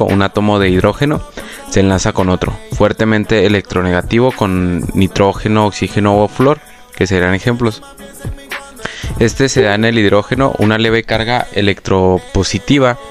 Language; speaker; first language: Spanish; native; Spanish